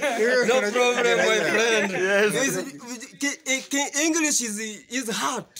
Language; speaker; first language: English; non-native, learner; Swahili